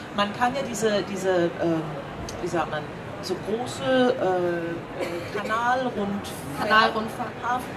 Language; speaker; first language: German; non-native, fluent; Danish